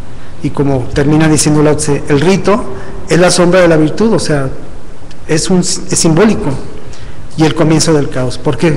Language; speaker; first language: Spanish; native; Spanish